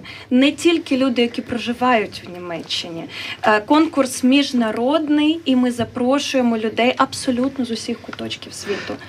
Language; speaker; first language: Ukrainian; native; Ukrainian